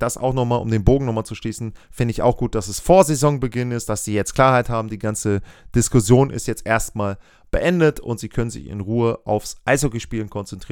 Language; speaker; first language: German; native; German